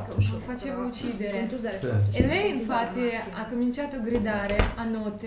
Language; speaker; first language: Italian; non-native, fluent; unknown